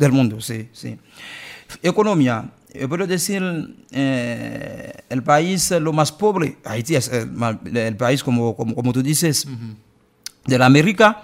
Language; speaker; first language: Spanish; non-native, learner; Haitian Creole